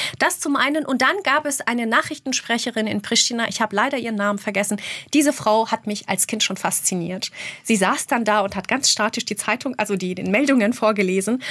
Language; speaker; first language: German; early bilingual, other home language; Albanian